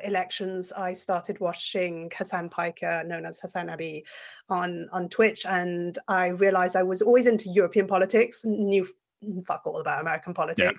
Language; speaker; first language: English; non-native, fluent; French